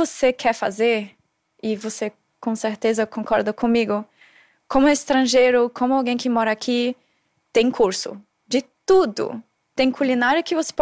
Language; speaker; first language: Portuguese; non-native, fluent; German